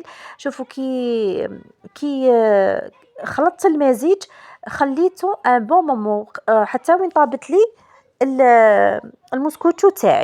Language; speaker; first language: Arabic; native; Arabic